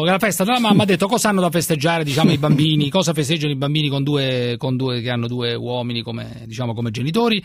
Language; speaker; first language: Italian; native; Italian